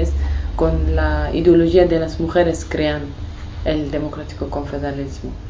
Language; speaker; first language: Spanish; non-native, learner; Kurdish